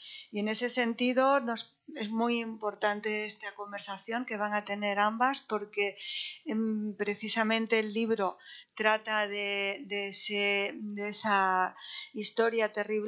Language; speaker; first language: Spanish; native; Spanish